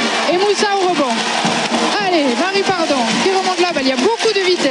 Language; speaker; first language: French; native; French